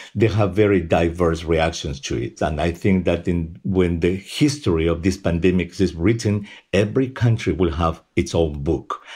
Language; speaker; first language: English; non-native, fluent; Spanish